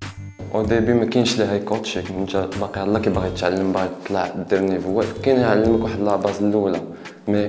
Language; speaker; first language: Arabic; native; Arabic